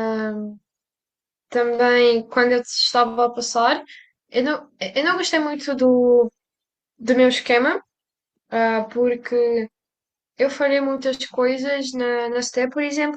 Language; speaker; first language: Portuguese; early bilingual, other home language; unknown